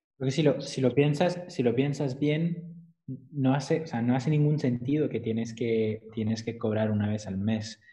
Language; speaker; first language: Spanish; non-native, fluent; French